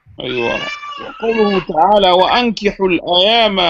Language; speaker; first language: Arabic; non-native, fluent; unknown